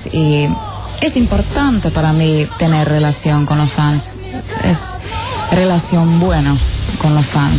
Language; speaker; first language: Spanish; non-native, fluent; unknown